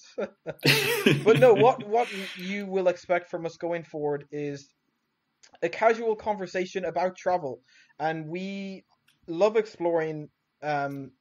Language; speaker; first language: English; native; English